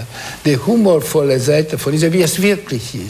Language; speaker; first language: German; non-native, fluent; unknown